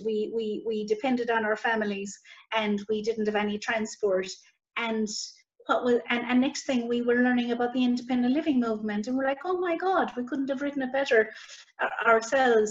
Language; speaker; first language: English; native; English